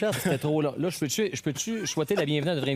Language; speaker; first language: French; native; French